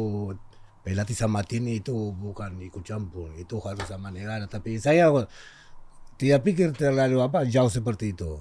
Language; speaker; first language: Indonesian; non-native, learner; Spanish